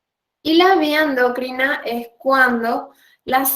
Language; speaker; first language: Spanish; native; Spanish